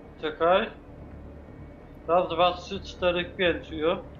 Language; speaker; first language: Polish; native; Polish